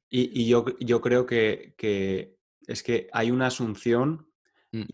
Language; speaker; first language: Spanish; native; Spanish